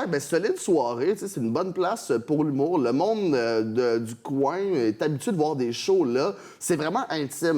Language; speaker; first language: French; native; French